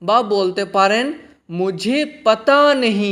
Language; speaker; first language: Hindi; non-native, fluent; Bangla